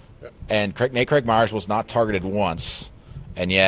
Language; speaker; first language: English; native; English